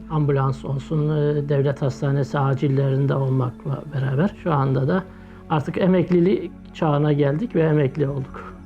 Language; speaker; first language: Turkish; native; Turkish